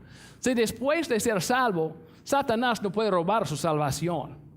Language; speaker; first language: Spanish; non-native, fluent; English